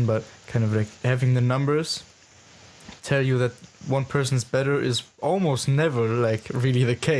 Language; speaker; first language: English; non-native, fluent; German